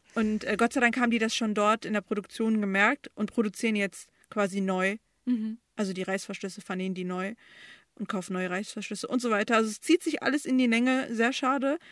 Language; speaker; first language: German; early bilingual, other home language; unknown